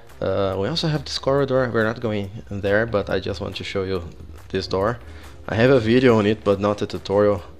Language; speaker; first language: English; non-native, fluent; Portuguese